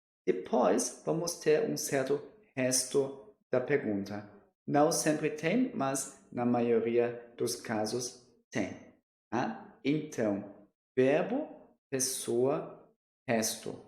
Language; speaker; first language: Portuguese; non-native, fluent; German